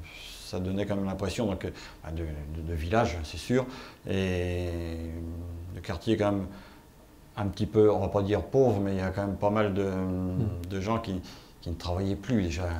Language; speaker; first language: French; native; French